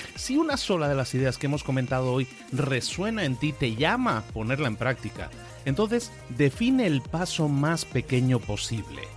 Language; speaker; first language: Spanish; native; Spanish